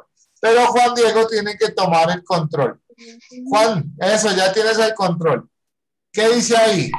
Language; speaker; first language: Spanish; native; Spanish